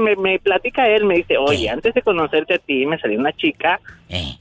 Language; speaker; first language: Spanish; native; Spanish